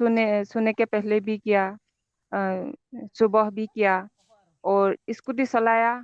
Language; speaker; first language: Hindi; non-native, local second language; Assamese